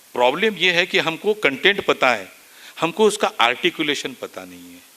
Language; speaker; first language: Hindi; non-native, local second language; Marathi